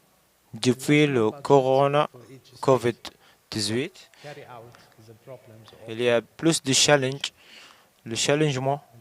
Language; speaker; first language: French; non-native, learner; Arabic